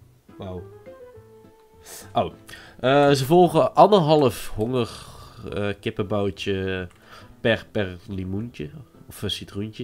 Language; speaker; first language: Dutch; native; Dutch